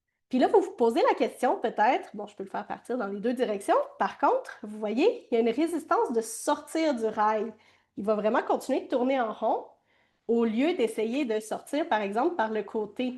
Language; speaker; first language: French; native; French